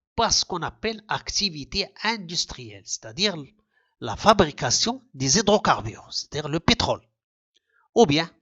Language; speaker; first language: French; non-native, local second language; Arabic